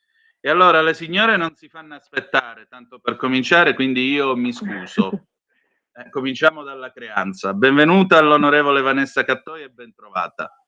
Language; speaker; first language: Italian; native; Italian